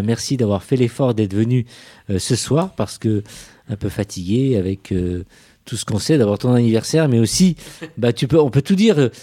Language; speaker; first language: French; native; French